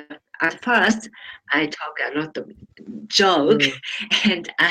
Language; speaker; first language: English; non-native, learner; Japanese